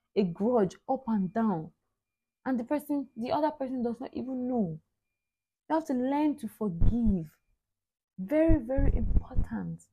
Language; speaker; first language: English; non-native, local second language; Igbo